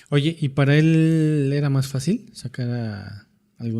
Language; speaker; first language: Spanish; native; Spanish